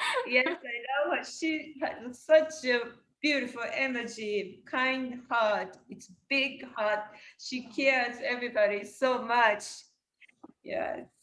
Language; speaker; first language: English; non-native, learner; Japanese